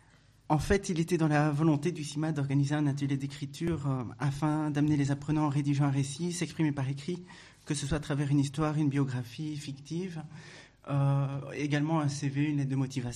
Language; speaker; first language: French; native; French